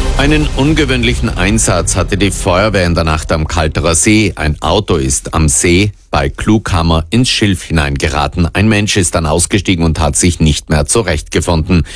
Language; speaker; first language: German; native; German